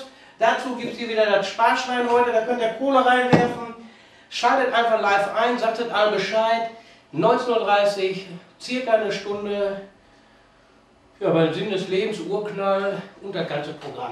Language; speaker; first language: German; native; German